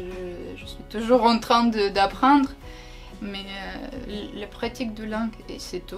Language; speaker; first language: French; non-native, learner; Ukrainian